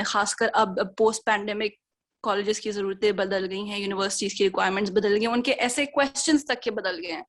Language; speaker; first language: Hindi; native; Hindi